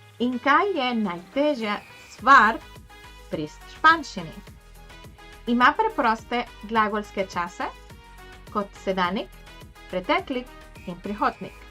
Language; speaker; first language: Slovenian; non-native, fluent; Spanish